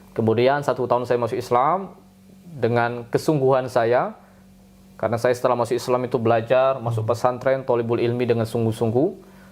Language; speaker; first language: Indonesian; native; Indonesian